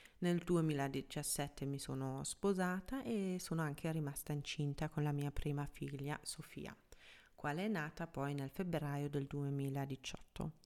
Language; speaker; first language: Italian; non-native, fluent; German